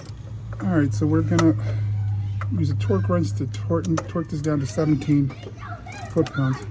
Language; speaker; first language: English; native; English